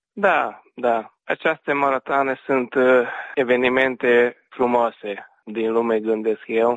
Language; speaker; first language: Romanian; non-native, local second language; Hungarian